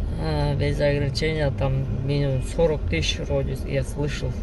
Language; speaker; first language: Russian; non-native, learner; Kyrgyz